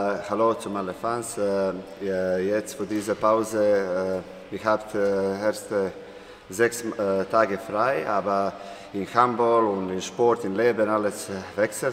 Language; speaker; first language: German; non-native, learner; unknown